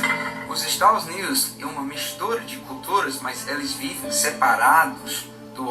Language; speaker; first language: Portuguese; non-native, fluent; English